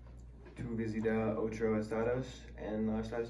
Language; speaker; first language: Spanish; non-native, learner; English